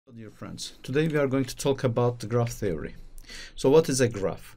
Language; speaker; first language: English; non-native, fluent; Turkish